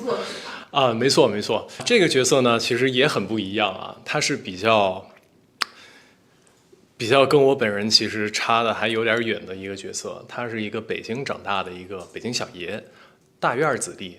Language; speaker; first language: Chinese; native; Chinese